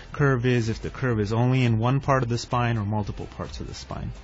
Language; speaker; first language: English; native; English